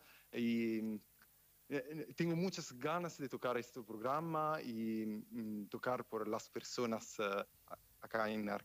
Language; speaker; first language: Spanish; non-native, fluent; Italian